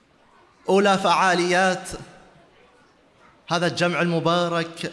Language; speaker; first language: Arabic; native; Arabic